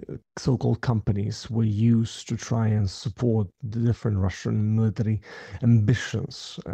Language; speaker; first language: English; non-native, fluent; Ukrainian